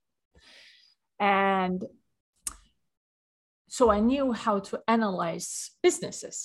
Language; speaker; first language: English; non-native, fluent; Swedish